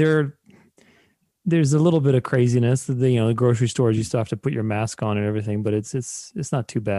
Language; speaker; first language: English; native; English